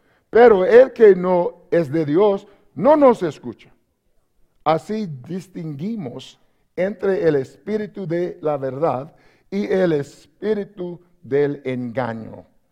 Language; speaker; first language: Spanish; non-native, learner; English